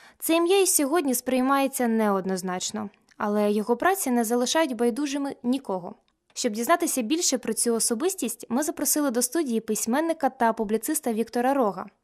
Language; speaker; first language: Ukrainian; native; Ukrainian